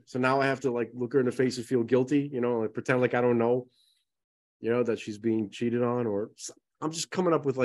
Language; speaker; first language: English; early bilingual, other home language; Russian